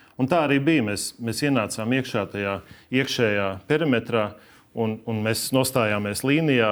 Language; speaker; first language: Latvian; native; Latvian